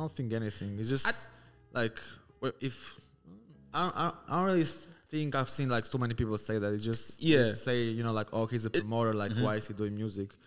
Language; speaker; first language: English; non-native, fluent; Albanian